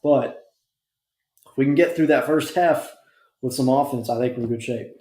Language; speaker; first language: English; native; English